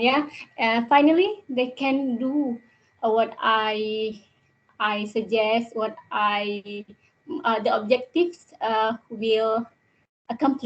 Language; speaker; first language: English; non-native, learner; Indonesian